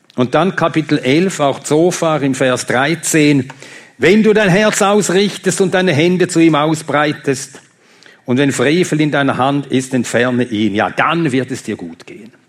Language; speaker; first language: German; non-native, fluent; Swedish